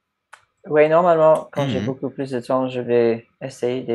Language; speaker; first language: French; non-native, fluent; English